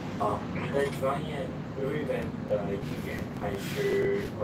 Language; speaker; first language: Chinese; non-native, learner; Japanese